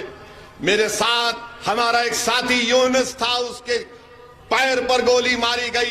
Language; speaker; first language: Urdu; native; Urdu